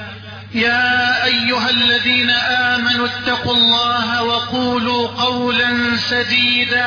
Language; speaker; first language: Arabic; native; Arabic